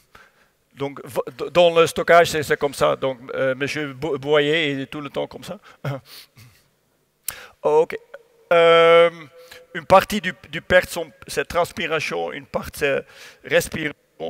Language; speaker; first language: French; non-native, learner; Dutch